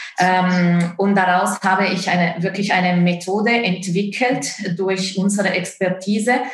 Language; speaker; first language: German; non-native, fluent; Italian